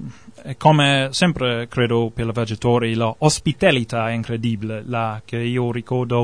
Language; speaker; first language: Italian; non-native, learner; English